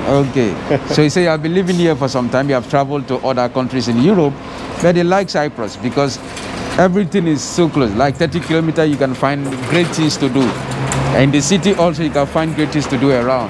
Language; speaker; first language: English; non-native, fluent; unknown